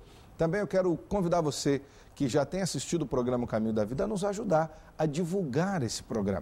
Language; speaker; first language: Portuguese; native; Portuguese